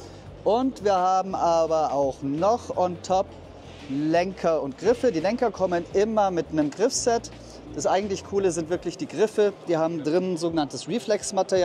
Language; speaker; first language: German; native; German